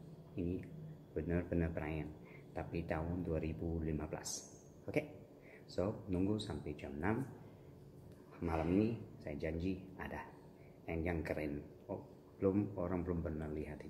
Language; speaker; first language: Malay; non-native, learner; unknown